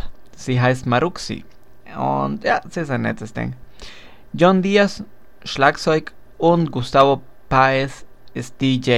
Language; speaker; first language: German; non-native, fluent; Spanish